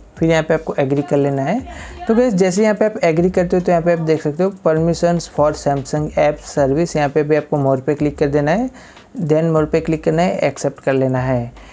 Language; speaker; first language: Hindi; native; Hindi